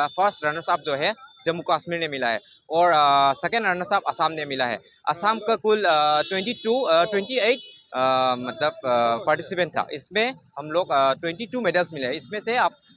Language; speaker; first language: Hindi; non-native, local second language; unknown